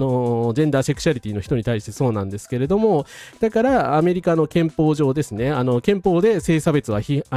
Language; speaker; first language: Japanese; native; Japanese